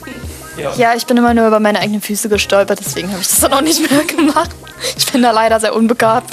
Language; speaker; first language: German; native; German